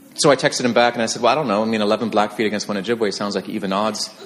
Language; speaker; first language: English; native; English